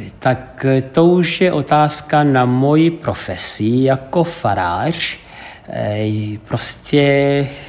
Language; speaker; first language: Czech; non-native, fluent; Portuguese